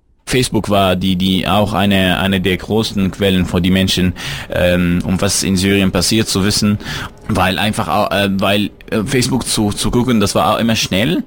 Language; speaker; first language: German; non-native, fluent; Arabic